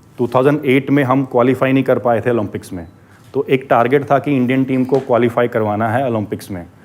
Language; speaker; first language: Hindi; non-native, local second language; Punjabi